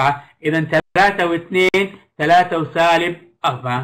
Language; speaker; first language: Arabic; native; Arabic